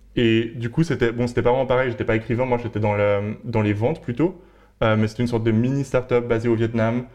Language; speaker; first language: French; native; French